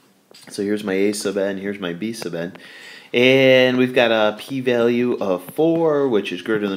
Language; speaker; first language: English; native; English